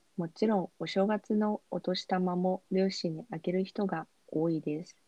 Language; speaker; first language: Japanese; non-native, fluent; Chinese